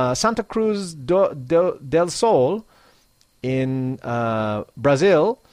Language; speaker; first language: English; native; English